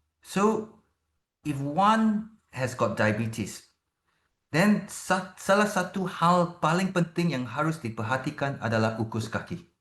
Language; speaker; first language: Malay; non-native, local second language; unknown